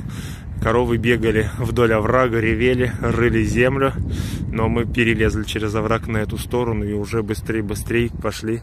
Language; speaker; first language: Russian; native; Russian